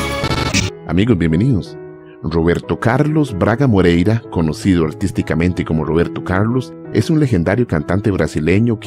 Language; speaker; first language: Spanish; native; Spanish